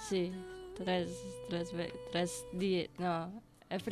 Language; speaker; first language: Catalan; non-native, learner; Indonesian